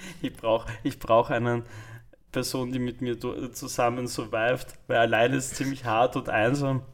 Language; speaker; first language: German; native; German